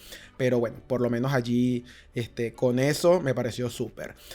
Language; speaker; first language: Spanish; native; Spanish